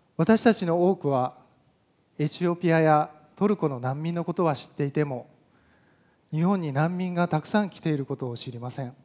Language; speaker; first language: Japanese; native; Japanese